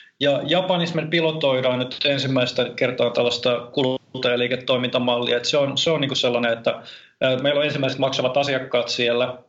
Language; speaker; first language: Finnish; native; Finnish